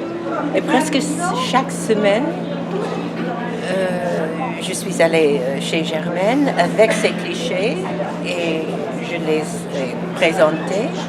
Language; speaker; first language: French; non-native, fluent; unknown